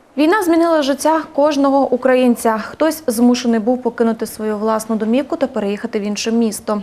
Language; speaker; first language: Ukrainian; native; Ukrainian